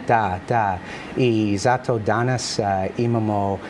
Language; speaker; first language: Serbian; non-native, learner; English